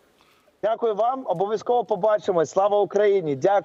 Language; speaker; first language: Russian; native; Russian